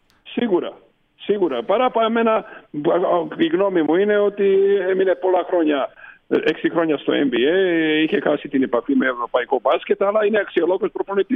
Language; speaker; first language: Greek; non-native, fluent; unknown